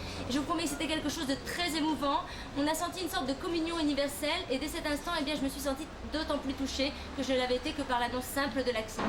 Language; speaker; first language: French; native; French